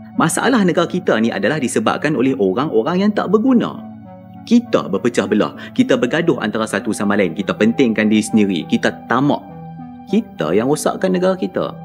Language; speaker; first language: Malay; native; Malay